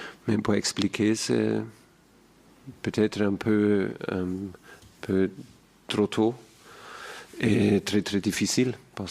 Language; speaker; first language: French; non-native, fluent; German